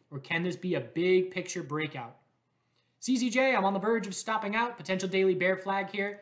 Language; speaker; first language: English; native; English